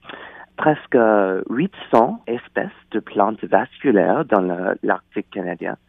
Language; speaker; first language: French; non-native, learner; English